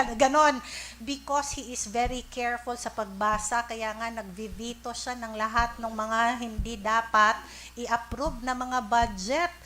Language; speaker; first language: Filipino; non-native, local second language; Cebuano